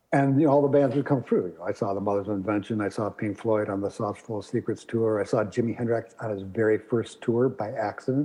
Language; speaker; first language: English; native; English